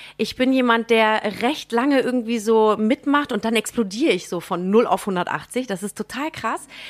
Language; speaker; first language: German; native; German